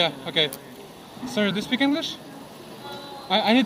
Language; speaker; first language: English; non-native, fluent; Russian